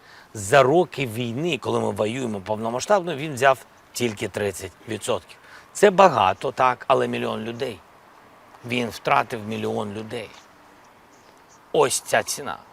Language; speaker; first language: Ukrainian; non-native, local second language; Russian